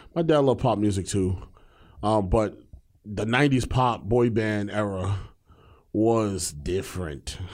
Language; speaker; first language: English; native; English